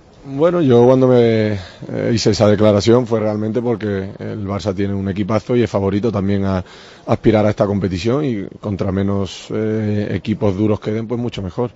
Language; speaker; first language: Spanish; native; Spanish